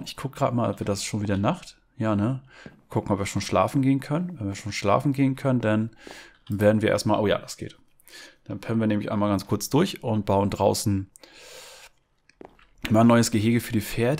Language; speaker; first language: German; native; German